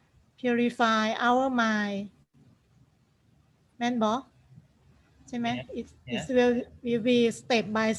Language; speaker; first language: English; non-native, learner; Thai